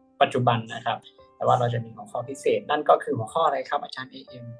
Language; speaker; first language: Thai; native; Thai